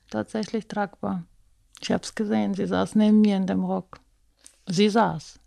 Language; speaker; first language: German; non-native, fluent; Ukrainian